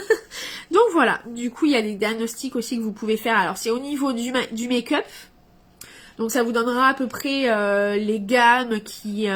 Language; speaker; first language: French; native; French